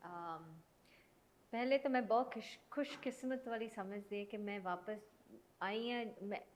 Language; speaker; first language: Punjabi; early bilingual, heritage; Punjabi